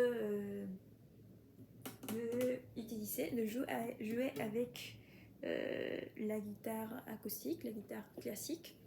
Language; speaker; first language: French; non-native, fluent; Spanish